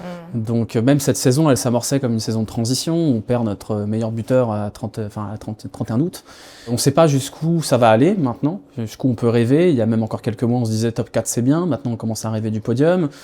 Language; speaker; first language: French; native; French